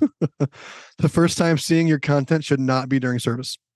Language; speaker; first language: English; native; English